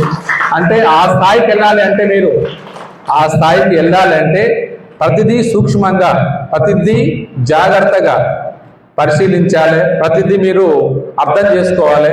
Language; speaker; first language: Telugu; native; Telugu